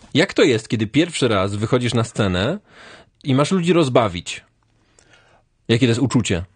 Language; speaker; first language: Polish; native; Polish